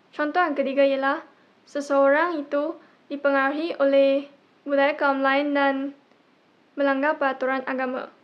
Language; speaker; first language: Malay; non-native, local second language; Chinese